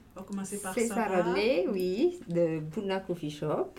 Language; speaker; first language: French; non-native, learner; Amharic